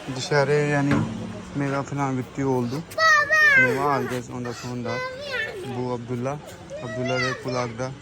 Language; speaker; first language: Turkish; non-native, learner; Urdu